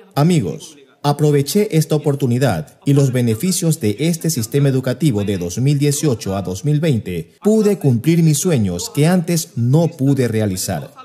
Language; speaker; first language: Spanish; non-native, fluent; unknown